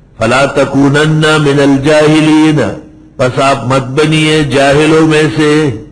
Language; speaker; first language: Urdu; non-native, local second language; Pashto